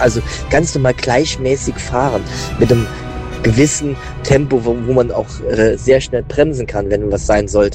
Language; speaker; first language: German; native; German